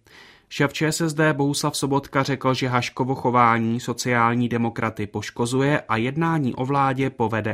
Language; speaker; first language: Czech; native; Czech